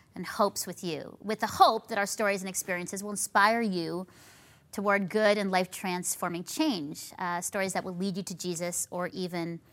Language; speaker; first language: English; native; English